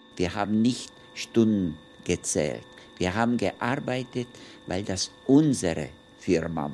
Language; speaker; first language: German; non-native, fluent; Czech